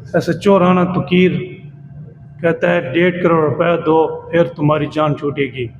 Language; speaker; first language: Urdu; non-native, local second language; Saraiki